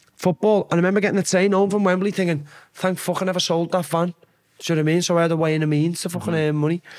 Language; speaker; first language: English; native; English